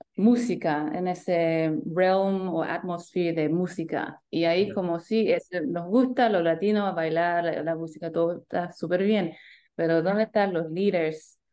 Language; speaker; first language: Spanish; early bilingual, heritage; Spanish